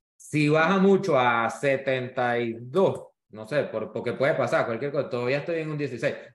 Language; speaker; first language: Spanish; native; Spanish